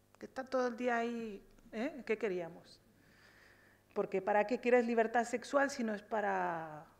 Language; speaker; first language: Spanish; early bilingual, other home language; Riffian